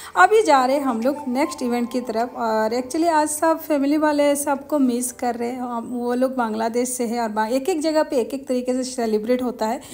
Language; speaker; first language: Hindi; non-native, local second language; Bangla